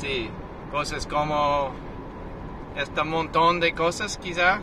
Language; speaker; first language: Spanish; non-native, learner; English